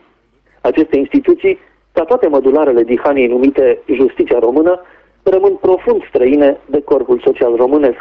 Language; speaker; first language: Romanian; native; Romanian